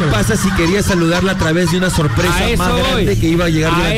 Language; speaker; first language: Spanish; native; Spanish